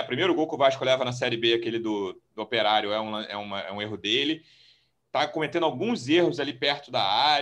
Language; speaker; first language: Portuguese; native; Portuguese